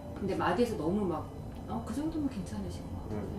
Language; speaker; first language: Korean; native; Korean